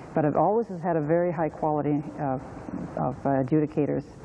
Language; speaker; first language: English; native; English